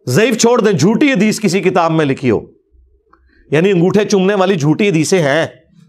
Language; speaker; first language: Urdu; non-native, local second language; Punjabi